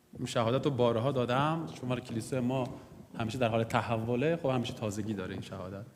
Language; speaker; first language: Persian; non-native, local second language; Kurdish